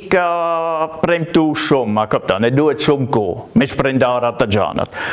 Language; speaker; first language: Albanian; non-native, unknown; German